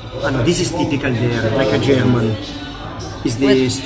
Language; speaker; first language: English; non-native, learner; Italian